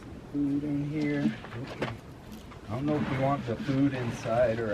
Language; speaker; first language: English; native; English